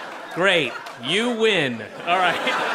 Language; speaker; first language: English; native; English